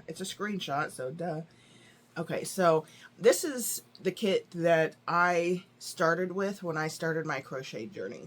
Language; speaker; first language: English; native; English